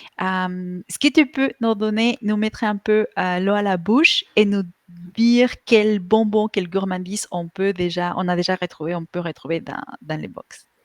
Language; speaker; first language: French; non-native, fluent; Spanish